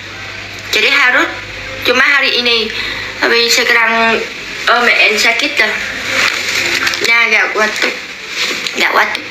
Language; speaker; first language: Indonesian; non-native, learner; Vietnamese